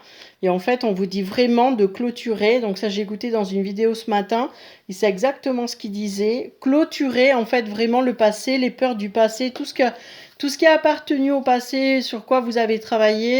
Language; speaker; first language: French; native; French